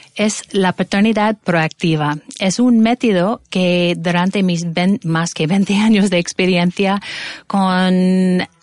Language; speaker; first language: Spanish; non-native, fluent; English